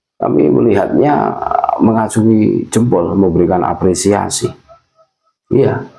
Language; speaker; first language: Indonesian; native; Indonesian